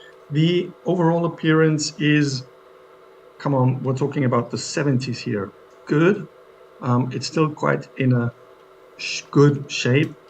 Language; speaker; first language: English; non-native, fluent; German